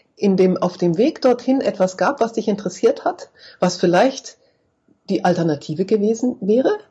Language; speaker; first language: German; native; German